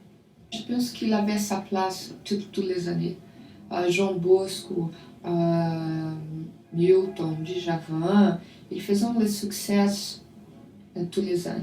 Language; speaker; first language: French; non-native, learner; Portuguese